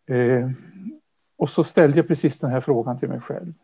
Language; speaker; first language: Swedish; native; Swedish